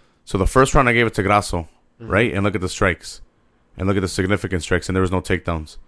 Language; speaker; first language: English; native; English